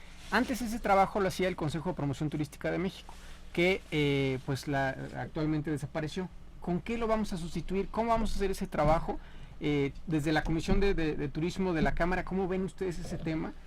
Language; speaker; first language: Spanish; native; Spanish